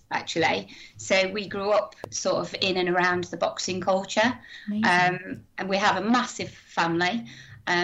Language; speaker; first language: English; native; English